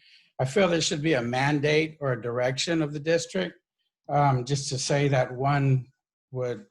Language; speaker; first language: English; native; English